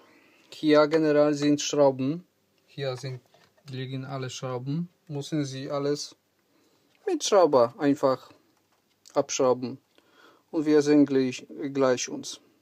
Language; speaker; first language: German; non-native, learner; Polish